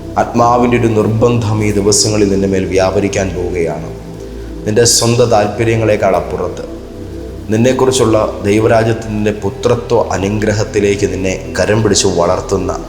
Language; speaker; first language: Malayalam; native; Malayalam